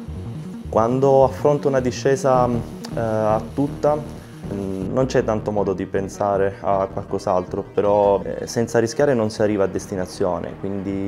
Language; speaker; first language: Italian; native; Italian